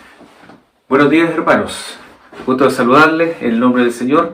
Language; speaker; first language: Spanish; native; Spanish